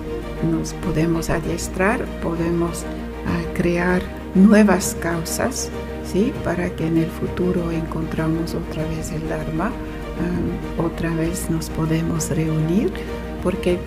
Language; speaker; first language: Spanish; non-native, fluent; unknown